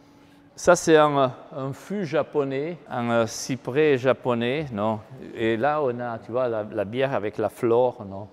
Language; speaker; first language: French; non-native, fluent; Italian